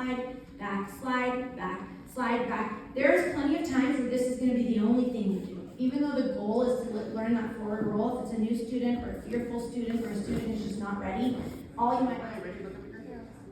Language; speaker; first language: English; native; English